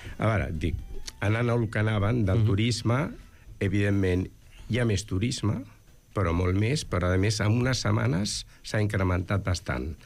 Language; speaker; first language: Catalan; native; Catalan